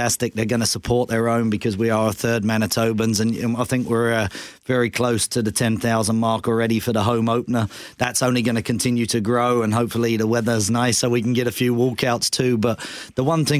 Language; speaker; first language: English; native; English